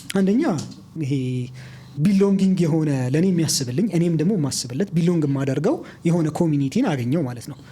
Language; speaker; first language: Amharic; native; Amharic